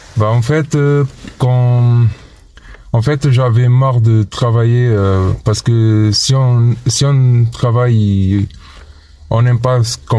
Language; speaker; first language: French; non-native, fluent; Portuguese